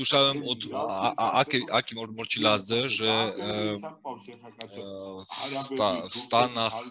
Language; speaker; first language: Polish; non-native, fluent; Georgian